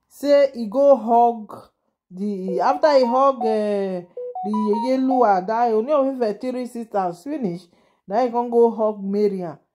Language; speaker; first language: Nigerian Pidgin; native; Nigerian Pidgin